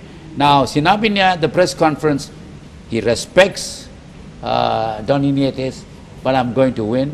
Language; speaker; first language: English; non-native, local second language; Filipino